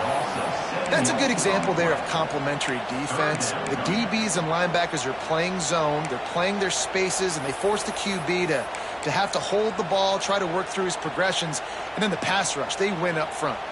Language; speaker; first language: English; native; English